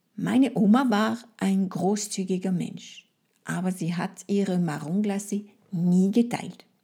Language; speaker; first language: German; non-native, fluent; French